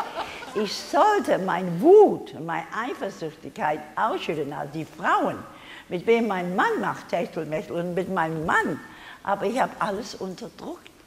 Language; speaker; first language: German; non-native, learner; English